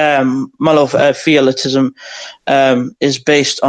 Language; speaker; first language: English; native; English